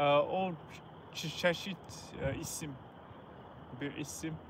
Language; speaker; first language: Turkish; non-native, learner; English